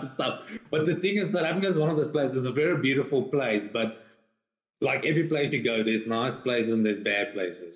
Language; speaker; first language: English; non-native, local second language; Afrikaans